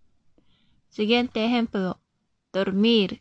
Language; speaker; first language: Spanish; non-native, fluent; Japanese